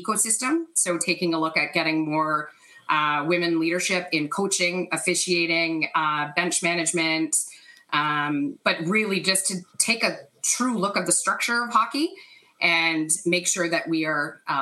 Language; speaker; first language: English; native; English